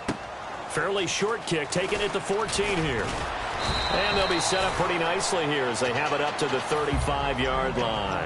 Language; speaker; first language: English; native; English